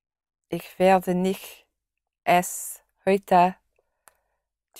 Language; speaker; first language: German; non-native, learner; English